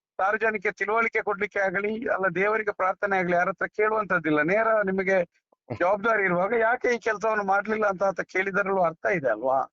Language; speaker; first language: Kannada; non-native, local second language; Tulu